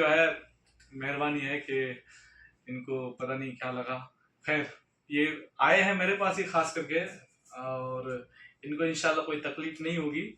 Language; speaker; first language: Hindi; native; Hindi